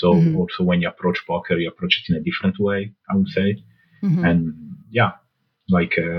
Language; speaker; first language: English; non-native, fluent; Italian